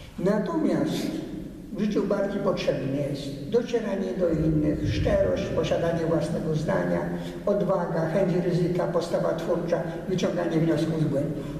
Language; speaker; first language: Polish; early bilingual, heritage; Polish